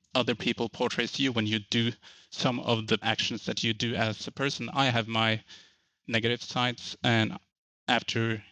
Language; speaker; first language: English; non-native, fluent; Norwegian